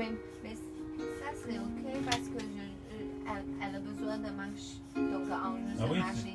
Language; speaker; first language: French; non-native, learner; Chinese